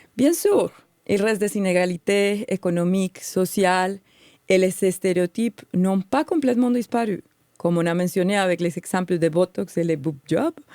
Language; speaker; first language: French; non-native, fluent; Spanish